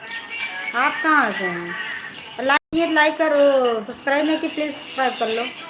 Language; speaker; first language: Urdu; non-native, local second language; Awadhi